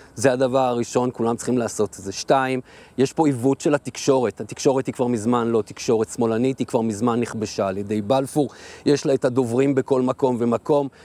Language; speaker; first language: Hebrew; native; Hebrew